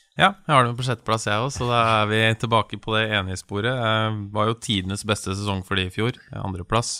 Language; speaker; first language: Norwegian; native; Norwegian